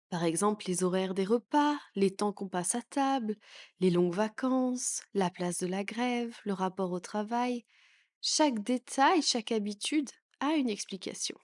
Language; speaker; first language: French; native; French